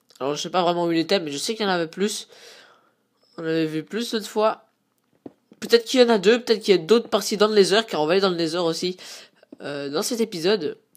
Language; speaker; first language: French; native; French